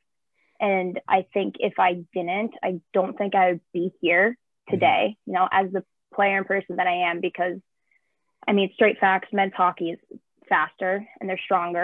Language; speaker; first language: English; native; English